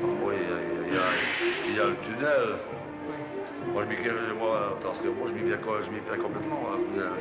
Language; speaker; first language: French; native; French